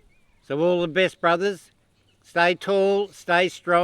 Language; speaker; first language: English; native; English